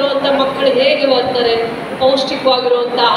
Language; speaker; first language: Kannada; native; Kannada